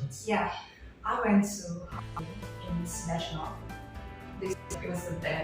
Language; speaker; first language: English; non-native, fluent; Portuguese